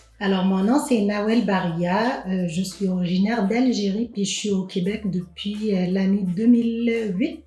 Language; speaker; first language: French; non-native, local second language; Arabic